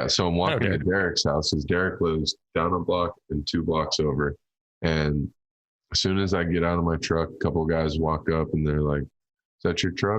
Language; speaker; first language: English; native; English